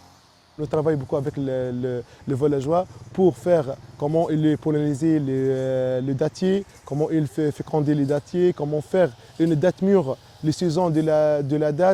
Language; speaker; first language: French; non-native, local second language; Arabic